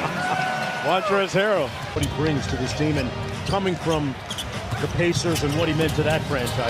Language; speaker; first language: English; native; English